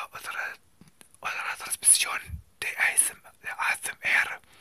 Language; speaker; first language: Spanish; non-native, learner; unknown